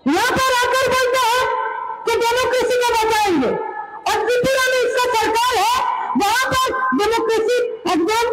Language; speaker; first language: Hindi; non-native, local second language; Bangla